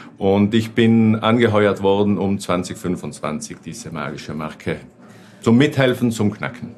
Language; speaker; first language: German; native; German